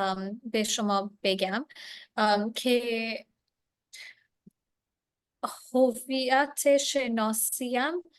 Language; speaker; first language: Persian; non-native, learner; English